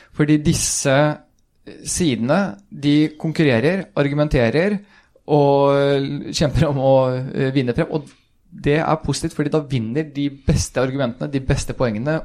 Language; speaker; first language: Norwegian; early bilingual, other home language; Swedish